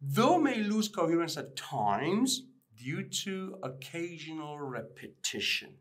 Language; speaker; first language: English; non-native, fluent; Persian